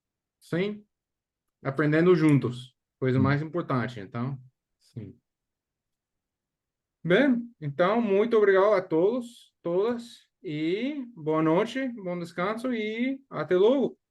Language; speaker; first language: Portuguese; non-native, fluent; English